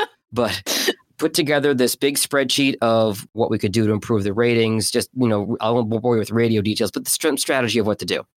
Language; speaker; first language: English; native; English